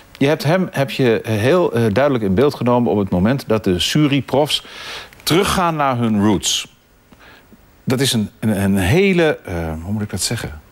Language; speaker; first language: Dutch; native; Dutch